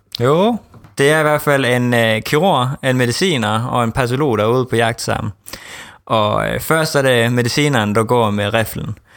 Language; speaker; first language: Danish; early bilingual, heritage; Danish